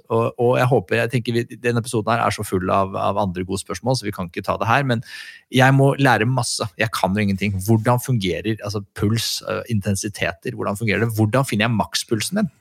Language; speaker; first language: Norwegian; native; Norwegian